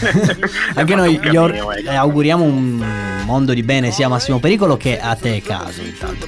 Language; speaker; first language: Italian; native; Italian